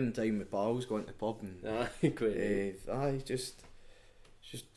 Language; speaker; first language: English; native; English